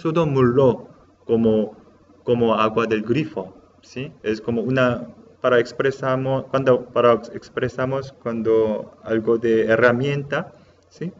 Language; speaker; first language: Spanish; non-native, learner; Korean